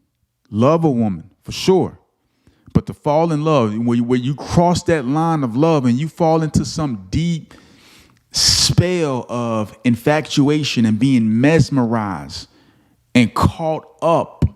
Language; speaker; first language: English; native; English